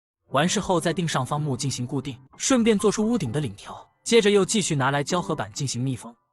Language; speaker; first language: Chinese; native; Chinese